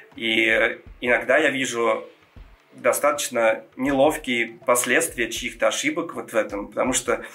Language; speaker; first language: Russian; non-native, local second language; Georgian